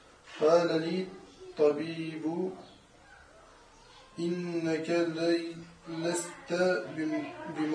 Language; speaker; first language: Arabic; non-native, learner; French